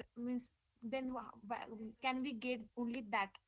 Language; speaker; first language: English; non-native, learner; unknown